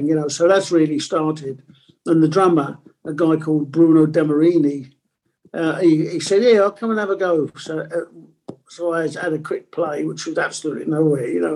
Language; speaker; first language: English; non-native, local second language; Italian